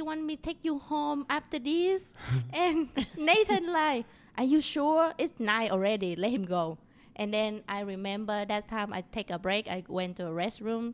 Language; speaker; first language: English; non-native, learner; Vietnamese